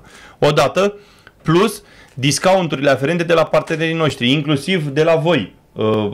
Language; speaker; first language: Romanian; native; Romanian